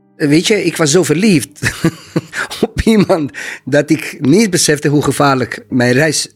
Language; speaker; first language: Dutch; non-native, fluent; Bosnian